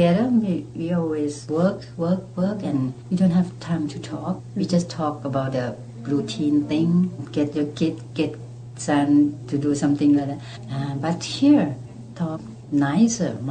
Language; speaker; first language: English; non-native, learner; Thai